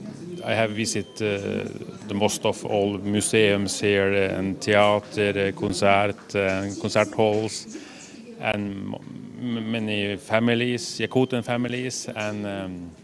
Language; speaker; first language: English; non-native, learner; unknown